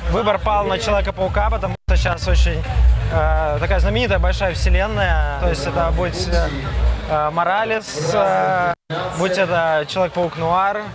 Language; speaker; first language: Russian; native; Russian